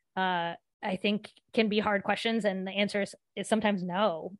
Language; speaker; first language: English; early bilingual, other home language; Gujarati